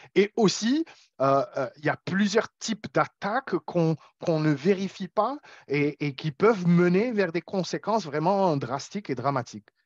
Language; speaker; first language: French; non-native, local second language; Arabic